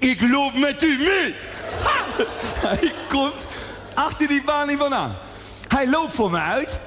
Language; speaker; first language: Dutch; native; Dutch